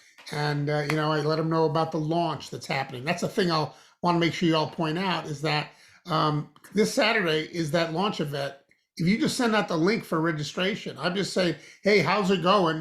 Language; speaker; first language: English; native; English